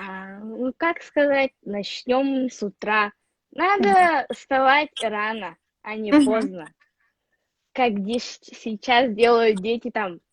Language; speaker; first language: Russian; non-native, local second language; Yakut